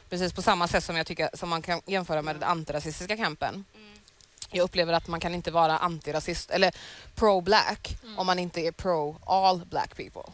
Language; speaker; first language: Swedish; native; Swedish